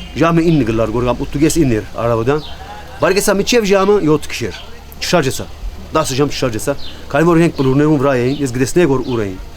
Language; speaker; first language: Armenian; native; Armenian